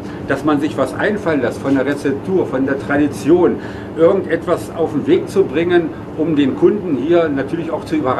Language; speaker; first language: German; native; German